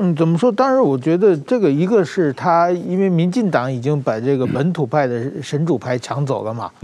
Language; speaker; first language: Chinese; native; Chinese